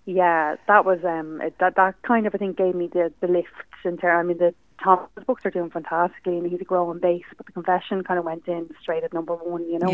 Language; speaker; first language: English; native; English